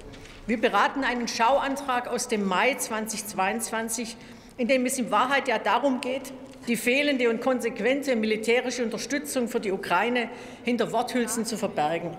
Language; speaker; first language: German; native; German